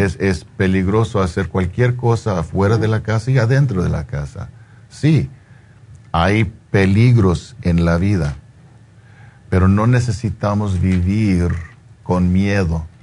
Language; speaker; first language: Spanish; early bilingual, heritage; Spanish